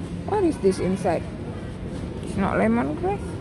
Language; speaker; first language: English; non-native, learner; Indonesian